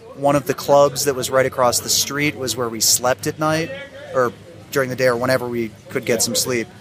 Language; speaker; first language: English; native; English